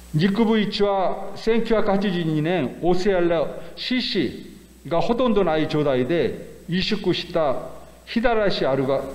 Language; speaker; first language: Japanese; non-native, fluent; Korean